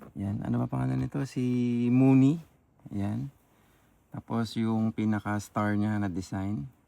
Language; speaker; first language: Filipino; native; Filipino